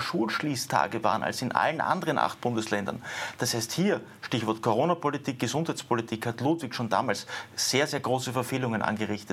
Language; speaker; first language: German; native; German